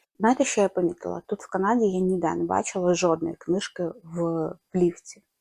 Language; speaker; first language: Ukrainian; non-native, local second language; Russian